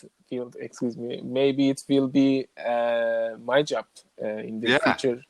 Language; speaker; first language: English; non-native, learner; Turkish